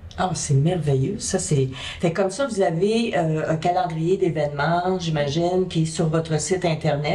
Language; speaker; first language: French; native; French